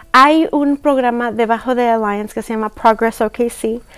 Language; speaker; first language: Spanish; early bilingual, heritage; Spanish